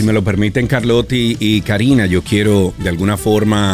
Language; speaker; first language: Spanish; native; Spanish